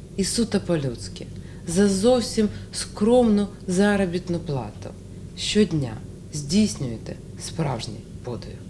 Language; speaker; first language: Ukrainian; non-native, local second language; Russian